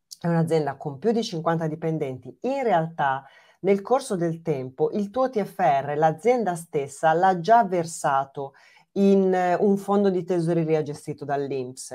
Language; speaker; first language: Italian; native; Italian